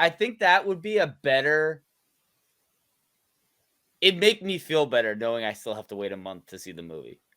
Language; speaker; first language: English; native; English